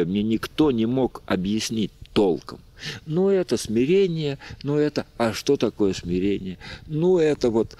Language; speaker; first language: Russian; native; Russian